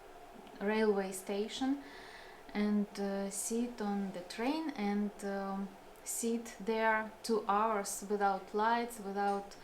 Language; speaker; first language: English; non-native, learner; Russian